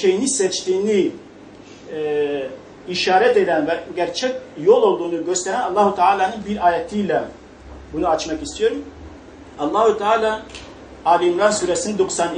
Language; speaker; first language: Turkish; native; Turkish